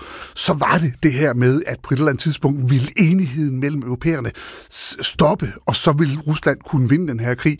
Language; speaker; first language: Danish; native; Danish